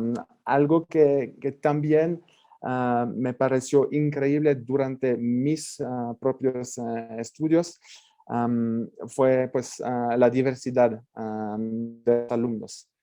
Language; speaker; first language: Spanish; non-native, fluent; French